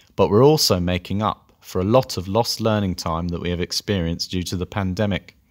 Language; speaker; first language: English; native; English